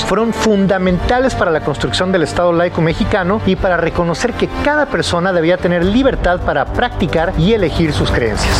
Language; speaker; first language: Spanish; native; Spanish